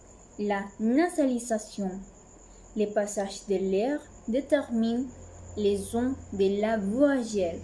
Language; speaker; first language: French; non-native, learner; Spanish